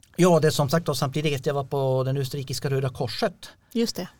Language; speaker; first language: Swedish; non-native, fluent; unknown